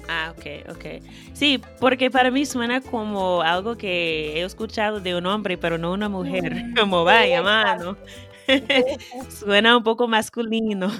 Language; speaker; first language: Spanish; non-native, fluent; English